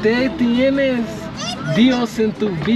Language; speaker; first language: Spanish; non-native, learner; English